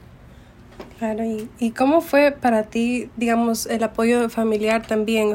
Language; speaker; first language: Spanish; early bilingual, heritage; Spanish